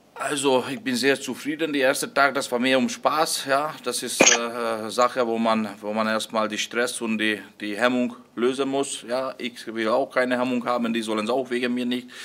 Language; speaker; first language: German; non-native, fluent; Hungarian